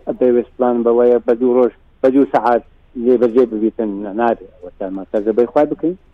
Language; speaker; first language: Central Kurdish; non-native, local second language; Assyrian Neo-Aramaic